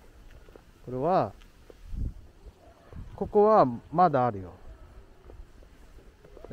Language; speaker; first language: Japanese; non-native, learner; Indonesian